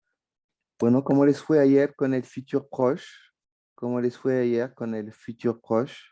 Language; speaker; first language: Spanish; non-native, fluent; French